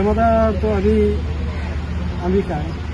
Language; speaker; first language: Hindi; non-native, learner; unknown